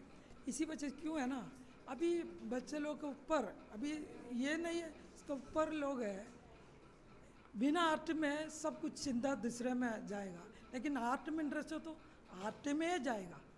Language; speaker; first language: Hindi; non-native, learner; Malayalam